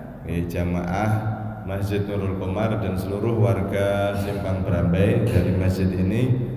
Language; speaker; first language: Indonesian; non-native, local second language; Javanese